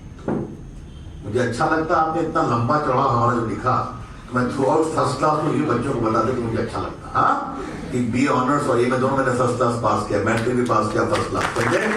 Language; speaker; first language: Hindi; native; Hindi